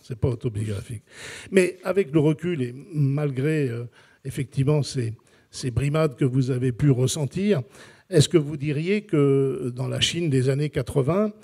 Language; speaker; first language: French; native; French